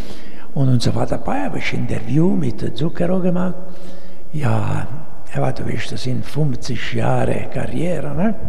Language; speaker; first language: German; non-native, learner; Italian